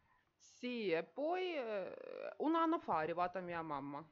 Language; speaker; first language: Italian; non-native, learner; Ukrainian